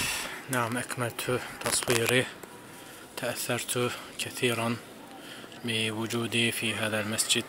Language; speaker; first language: Arabic; non-native, fluent; Turkish